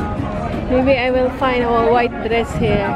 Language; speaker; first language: English; non-native, learner; Filipino